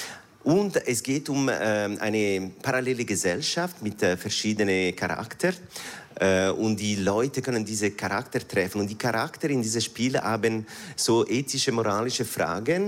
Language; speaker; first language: German; non-native, fluent; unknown